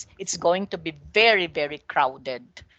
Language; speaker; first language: English; non-native, local second language; Filipino